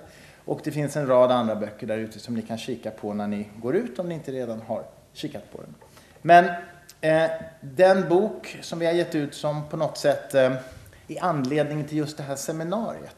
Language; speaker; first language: Swedish; native; Swedish